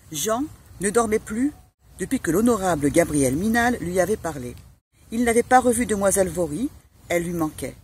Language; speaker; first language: French; native; French